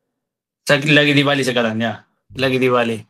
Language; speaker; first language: Indonesian; non-native, fluent; Spanish